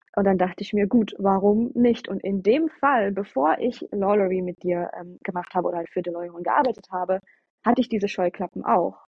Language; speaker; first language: German; early bilingual, other home language; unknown